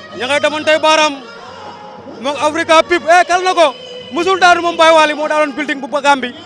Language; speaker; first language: Wolof; native; Wolof